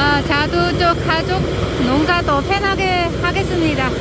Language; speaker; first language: Korean; non-native, learner; Vietnamese